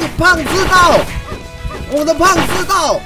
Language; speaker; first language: Chinese; native; Chinese